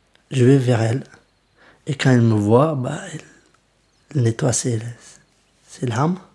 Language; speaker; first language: French; early bilingual, other home language; Kurdish